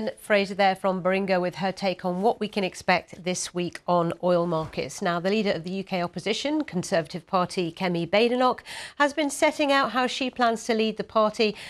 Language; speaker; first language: English; native; English